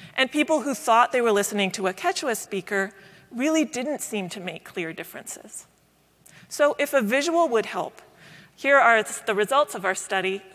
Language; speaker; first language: English; native; English